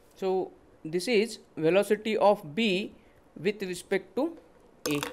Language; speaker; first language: English; non-native, local second language; Marathi